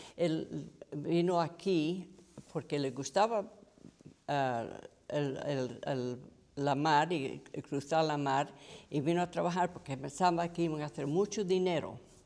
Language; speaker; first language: Spanish; early bilingual, heritage; Spanish